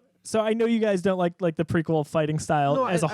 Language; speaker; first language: English; native; English